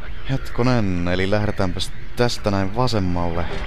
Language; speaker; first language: Finnish; native; Finnish